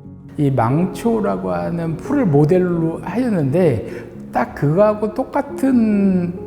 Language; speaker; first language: Korean; native; Korean